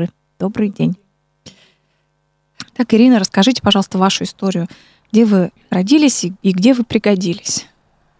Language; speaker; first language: Russian; native; Russian